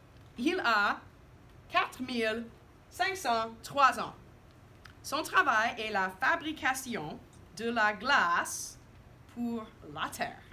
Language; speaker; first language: French; non-native, fluent; English